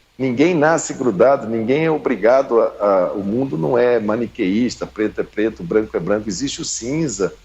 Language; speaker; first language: Portuguese; native; Portuguese